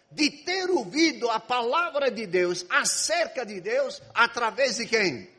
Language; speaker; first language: Portuguese; non-native, fluent; Arabic